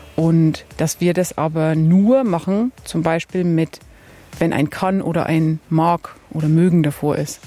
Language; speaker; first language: German; native; German